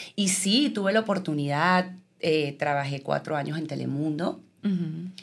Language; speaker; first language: Spanish; native; Spanish